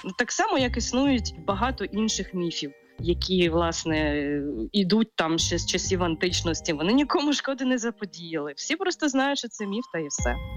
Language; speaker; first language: Ukrainian; native; Ukrainian